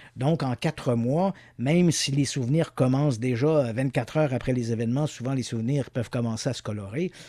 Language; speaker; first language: French; native; French